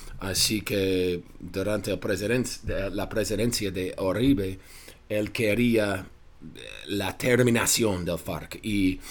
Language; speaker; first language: Spanish; non-native, fluent; English